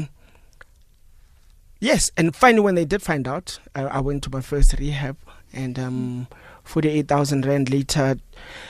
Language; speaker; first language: English; non-native, local second language; Northern Sotho